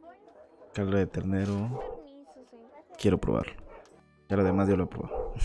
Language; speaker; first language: Spanish; native; Spanish